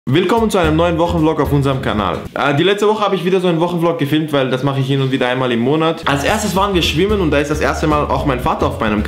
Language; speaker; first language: German; early bilingual, other home language; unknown